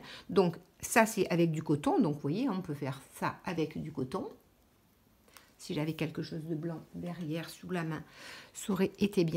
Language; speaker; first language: French; native; French